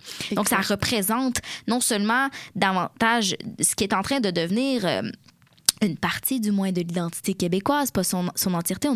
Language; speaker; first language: French; native; French